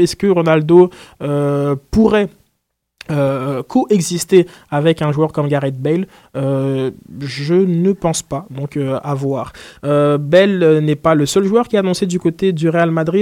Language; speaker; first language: French; native; French